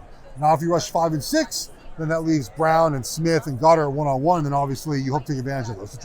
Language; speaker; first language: English; native; English